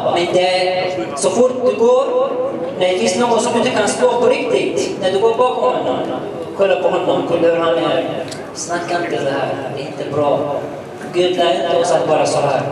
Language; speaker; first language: Swedish; early bilingual, other home language; Arabic